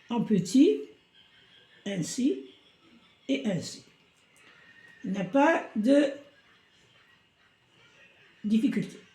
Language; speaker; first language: French; non-native, local second language; Arabic